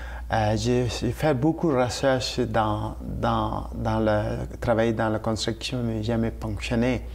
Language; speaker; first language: French; non-native, learner; Tamil